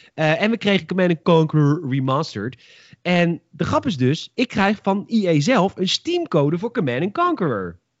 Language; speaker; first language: Dutch; native; Dutch